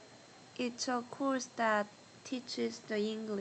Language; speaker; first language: English; non-native, learner; Korean